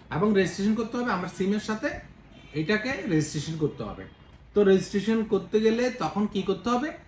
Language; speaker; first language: Bangla; native; Bangla